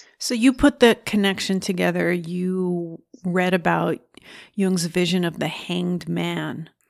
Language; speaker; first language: English; native; English